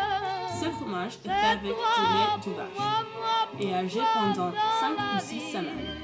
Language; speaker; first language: French; non-native, learner; English